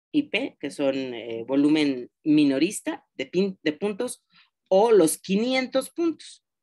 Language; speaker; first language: Spanish; native; Spanish